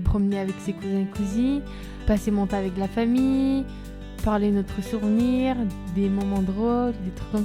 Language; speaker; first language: French; early bilingual, other home language; Turkish